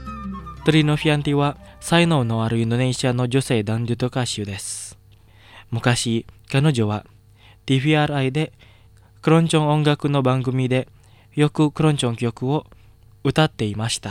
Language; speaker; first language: Japanese; non-native, fluent; Indonesian